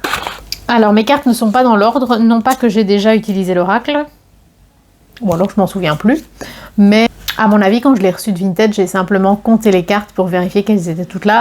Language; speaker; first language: French; native; French